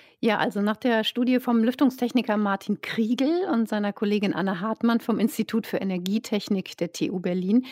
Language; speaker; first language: German; native; German